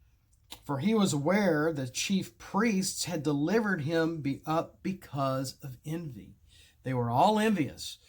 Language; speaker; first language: English; native; English